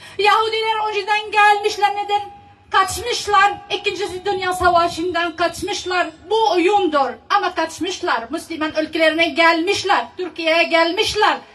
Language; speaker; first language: Turkish; non-native, learner; Arabic